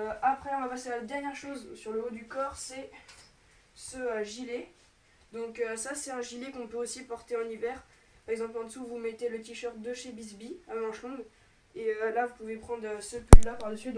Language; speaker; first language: French; native; French